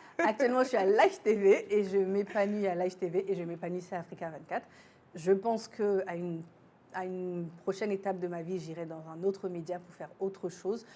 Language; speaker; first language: French; native; French